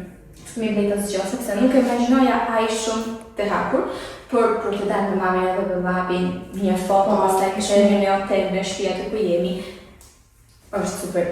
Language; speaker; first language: Albanian; early bilingual, heritage; Albanian